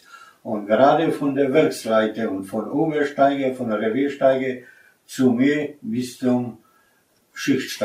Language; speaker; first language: German; non-native, fluent; Polish